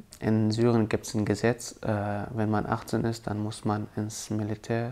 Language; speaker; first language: German; non-native, fluent; Arabic